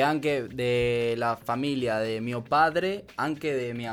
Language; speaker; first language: Italian; non-native, learner; Spanish